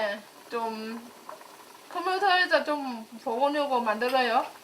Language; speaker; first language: Korean; non-native, learner; Vietnamese